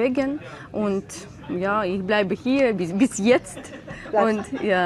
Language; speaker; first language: German; non-native, learner; Ukrainian